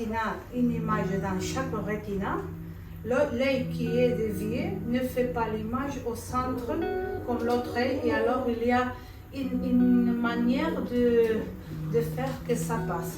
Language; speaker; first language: French; non-native, fluent; Spanish